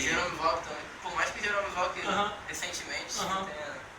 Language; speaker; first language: Portuguese; native; Portuguese